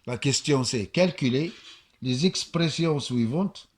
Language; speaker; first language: French; non-native, local second language; Arabic